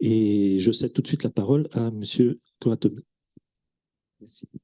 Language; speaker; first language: French; native; French